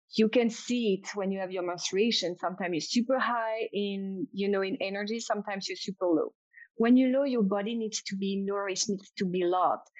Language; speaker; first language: English; non-native, fluent; French